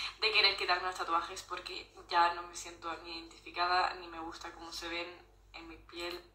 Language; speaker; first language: Spanish; native; Spanish